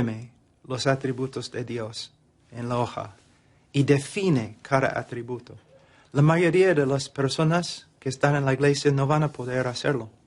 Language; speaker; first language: Spanish; non-native, fluent; English